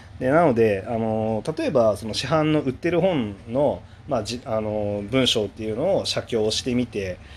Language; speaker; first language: Japanese; native; Japanese